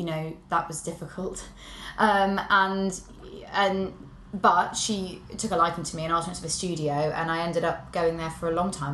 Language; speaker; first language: English; native; English